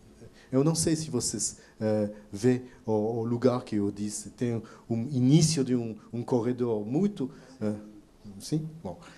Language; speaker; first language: Portuguese; non-native, fluent; French